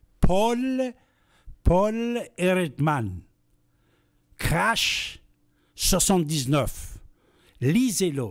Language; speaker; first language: French; non-native, fluent; Persian